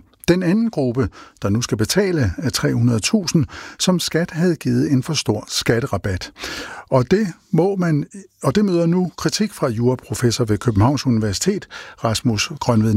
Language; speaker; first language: Danish; native; Danish